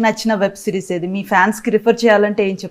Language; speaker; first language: Telugu; native; Telugu